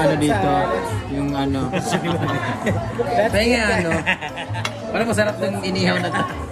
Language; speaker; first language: Filipino; non-native, local second language; Cebuano